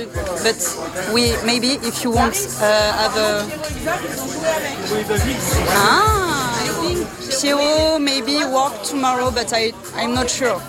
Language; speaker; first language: English; non-native, learner; French